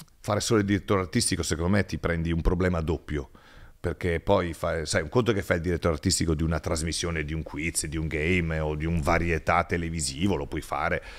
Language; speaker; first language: Italian; native; Italian